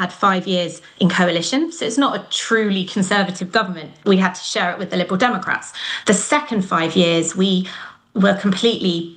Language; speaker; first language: English; native; English